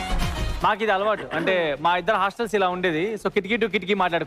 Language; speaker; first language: Telugu; native; Telugu